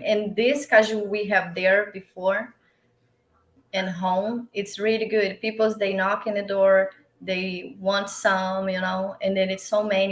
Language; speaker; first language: English; non-native, learner; Portuguese